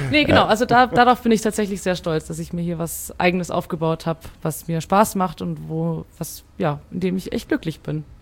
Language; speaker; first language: German; early bilingual, other home language; Hungarian